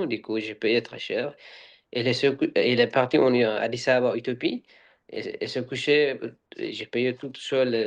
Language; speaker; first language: French; non-native, learner; Arabic